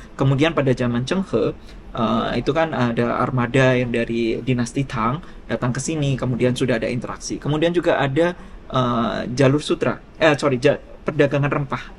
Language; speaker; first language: Indonesian; native; Indonesian